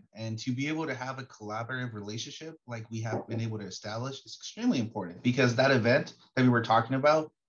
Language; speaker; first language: English; early bilingual, other home language; Spanish